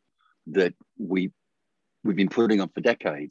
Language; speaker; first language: English; native; English